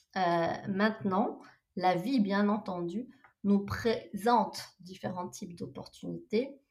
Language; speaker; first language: French; non-native, local second language; Arabic